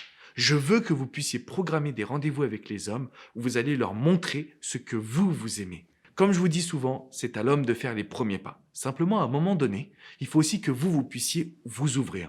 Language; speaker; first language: French; native; French